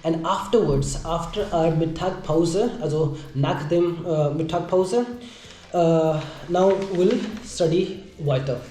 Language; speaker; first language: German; non-native, learner; Hindi